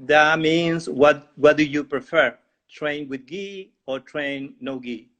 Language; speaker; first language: English; non-native, learner; Spanish